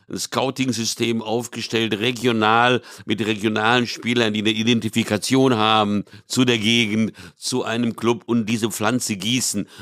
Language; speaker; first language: German; early bilingual, other home language; Portuguese